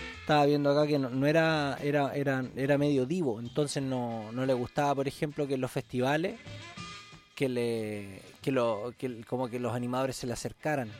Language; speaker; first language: Spanish; native; Spanish